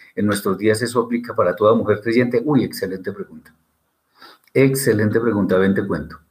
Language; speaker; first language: Spanish; native; Spanish